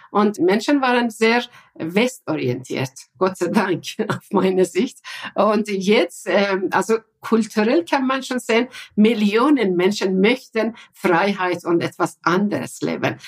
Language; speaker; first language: German; non-native, fluent; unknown